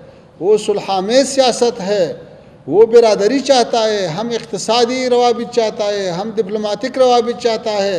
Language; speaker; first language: Hindi; non-native, fluent; Pashto